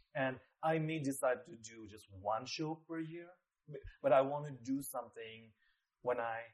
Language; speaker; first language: English; non-native, local second language; Nepali